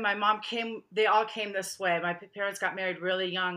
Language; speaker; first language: English; early bilingual, other home language; Albanian